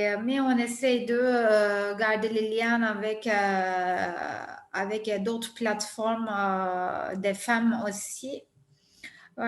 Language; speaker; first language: French; non-native, fluent; Turkish